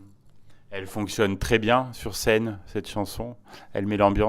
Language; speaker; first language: French; native; French